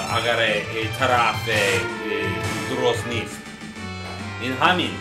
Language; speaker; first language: Persian; non-native, learner; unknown